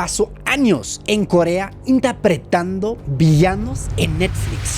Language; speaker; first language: Spanish; non-native, fluent; German